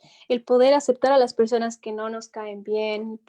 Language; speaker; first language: Spanish; native; Spanish